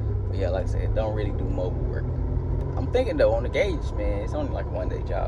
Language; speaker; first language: English; native; English